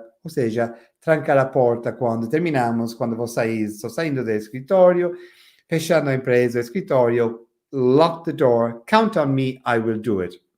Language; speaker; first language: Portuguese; non-native, fluent; English